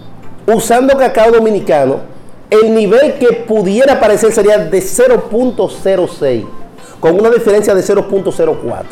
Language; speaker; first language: Spanish; native; Spanish